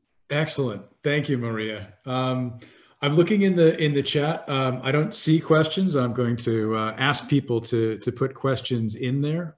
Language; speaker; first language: English; native; English